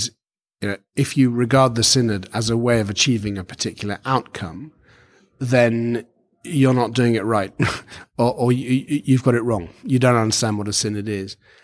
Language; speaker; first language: English; native; English